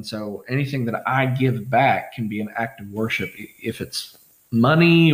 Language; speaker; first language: English; native; English